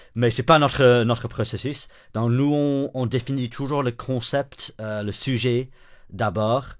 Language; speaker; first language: French; non-native, fluent; English